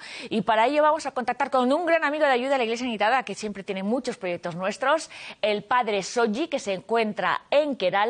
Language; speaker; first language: Spanish; native; Spanish